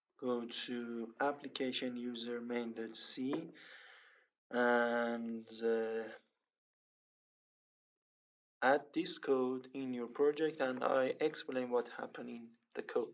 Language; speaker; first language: English; non-native, learner; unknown